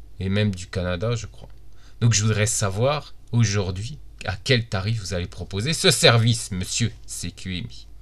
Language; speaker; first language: French; native; French